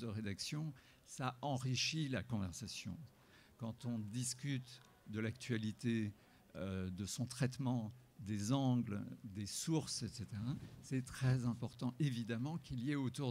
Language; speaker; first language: French; native; French